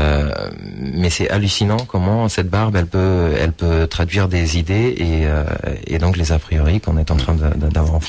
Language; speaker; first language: French; early bilingual, other home language; Portuguese